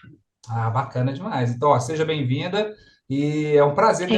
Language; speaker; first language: Portuguese; native; Portuguese